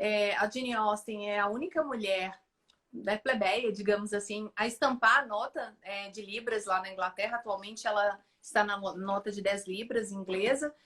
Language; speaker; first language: Portuguese; native; Portuguese